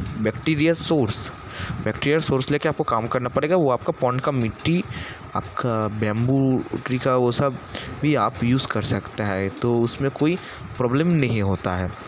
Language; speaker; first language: Hindi; non-native, local second language; Bangla